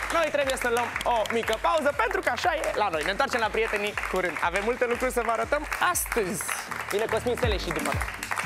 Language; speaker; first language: Romanian; native; Romanian